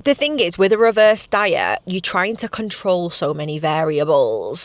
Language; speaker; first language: English; native; English